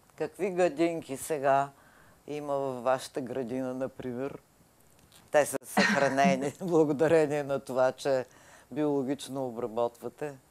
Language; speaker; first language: Bulgarian; native; Bulgarian